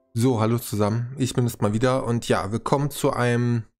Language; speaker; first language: German; native; German